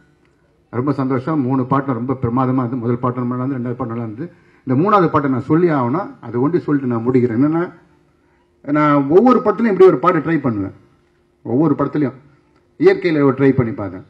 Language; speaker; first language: Tamil; native; Tamil